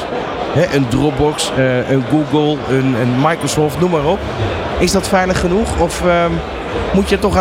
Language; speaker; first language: Dutch; native; Dutch